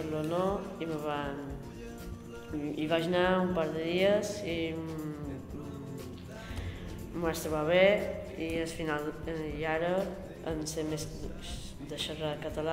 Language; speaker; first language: Catalan; early bilingual, other home language; English